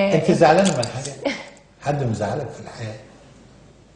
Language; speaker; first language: Arabic; native; Arabic